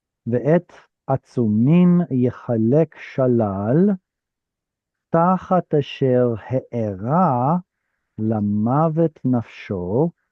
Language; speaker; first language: Hebrew; non-native, fluent; English